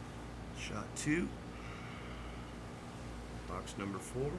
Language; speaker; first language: English; native; English